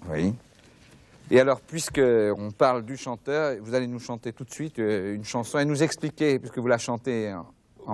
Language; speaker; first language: French; native; French